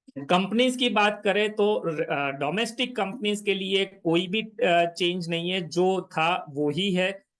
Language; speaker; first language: Hindi; non-native, local second language; Gujarati